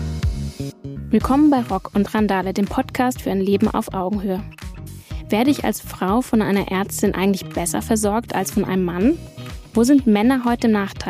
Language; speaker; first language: German; native; German